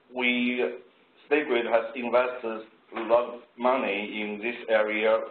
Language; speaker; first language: English; non-native, fluent; Chinese